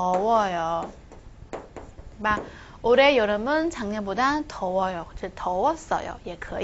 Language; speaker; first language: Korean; non-native, fluent; Chinese